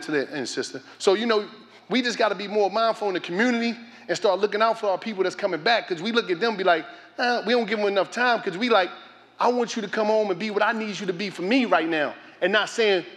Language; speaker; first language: English; native; English